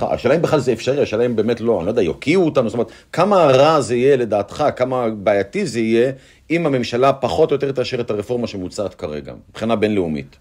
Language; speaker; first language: Hebrew; native; Hebrew